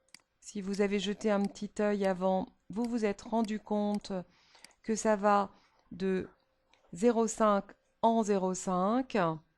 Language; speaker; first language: French; native; French